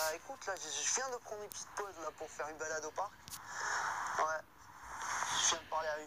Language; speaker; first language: French; native; French